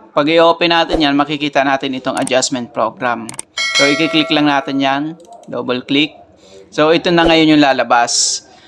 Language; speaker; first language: Filipino; native; Filipino